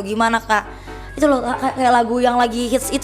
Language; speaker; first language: Indonesian; native; Indonesian